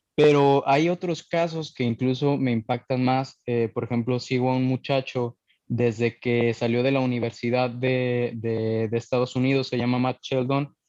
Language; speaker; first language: Spanish; native; Spanish